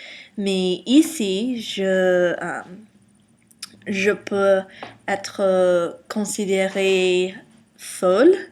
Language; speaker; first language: French; non-native, learner; English